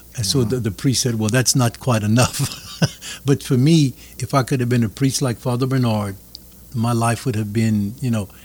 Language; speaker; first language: English; early bilingual, other home language; French